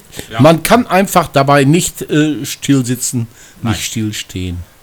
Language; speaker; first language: German; native; German